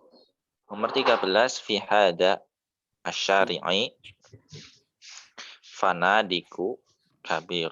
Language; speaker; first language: Arabic; non-native, fluent; Indonesian